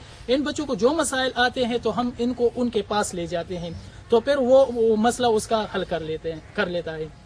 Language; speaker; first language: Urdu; non-native, local second language; Pashto